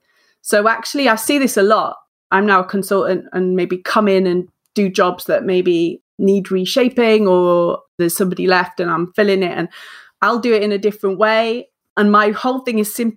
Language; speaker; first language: English; native; English